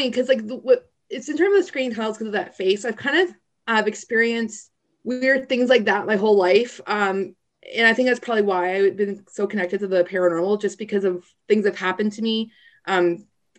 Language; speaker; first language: English; native; English